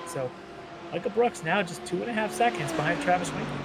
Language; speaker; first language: English; native; English